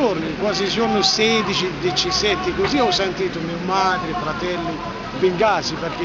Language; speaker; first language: Italian; non-native, learner; Arabic